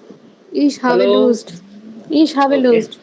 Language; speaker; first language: German; non-native, learner; Bangla